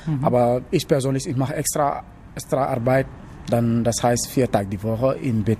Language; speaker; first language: German; non-native, learner; Wolof